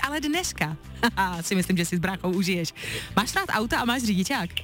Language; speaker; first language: Czech; native; Czech